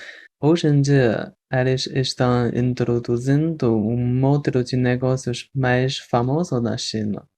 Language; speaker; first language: Portuguese; non-native, fluent; Chinese